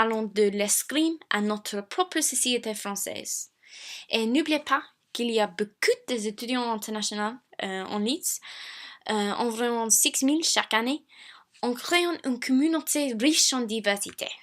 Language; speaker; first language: French; non-native, fluent; English